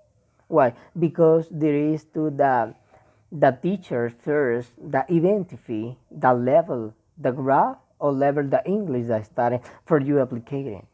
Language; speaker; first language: English; non-native, learner; Spanish